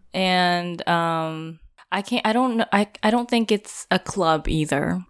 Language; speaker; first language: English; non-native, fluent; Japanese